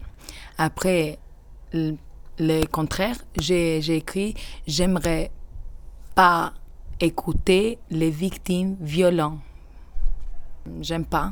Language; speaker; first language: French; non-native, learner; Albanian